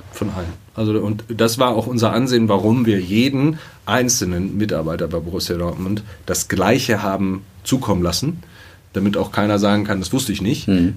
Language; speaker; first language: German; native; German